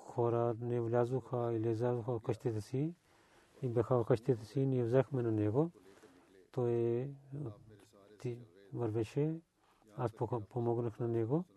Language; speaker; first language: Bulgarian; non-native, learner; Urdu